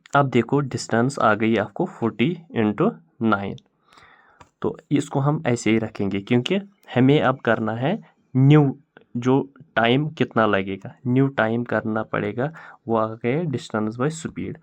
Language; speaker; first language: Hindi; non-native, local second language; Kashmiri